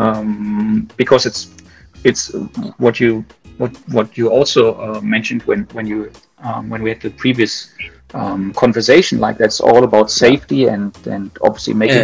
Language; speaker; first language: English; non-native, fluent; German